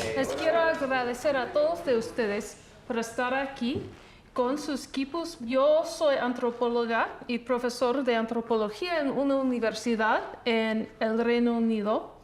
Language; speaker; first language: Spanish; non-native, fluent; English